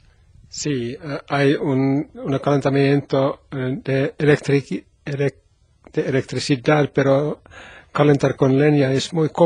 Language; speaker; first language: Spanish; non-native, learner; Finnish